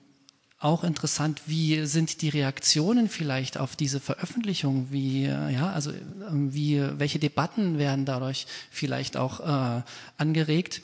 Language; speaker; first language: German; native; German